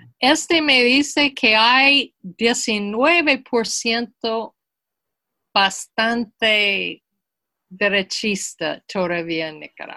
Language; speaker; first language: Spanish; non-native, fluent; English